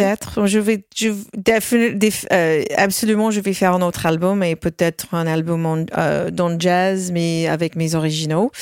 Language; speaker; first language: French; non-native, fluent; English